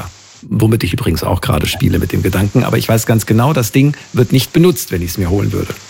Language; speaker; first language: German; native; German